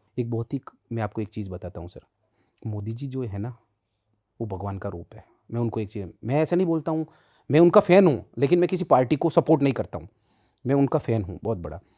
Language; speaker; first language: Hindi; native; Hindi